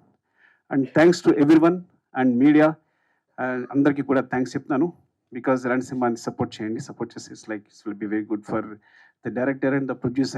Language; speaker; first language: Telugu; native; Telugu